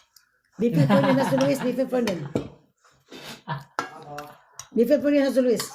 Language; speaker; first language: German; non-native, learner; Cebuano